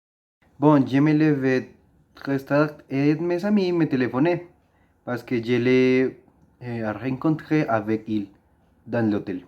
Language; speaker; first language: French; non-native, learner; Spanish